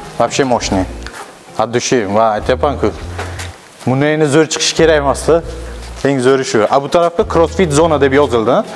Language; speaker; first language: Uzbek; native; Uzbek